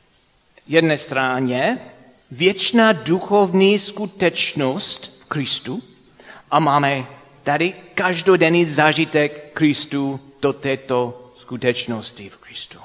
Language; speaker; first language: Czech; non-native, fluent; English